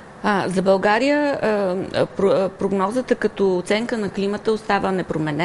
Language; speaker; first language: Bulgarian; native; Bulgarian